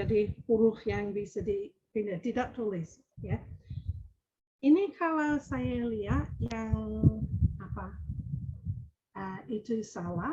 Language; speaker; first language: Indonesian; non-native, fluent; English